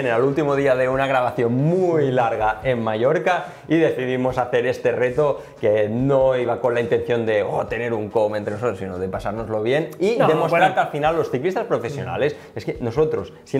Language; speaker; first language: Spanish; native; Spanish